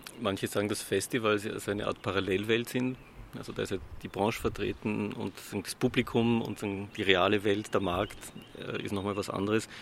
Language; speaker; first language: German; native; German